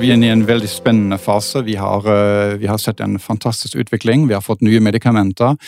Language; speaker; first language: Norwegian; non-native, fluent; German